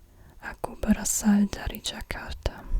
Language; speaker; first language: Indonesian; non-native, learner; German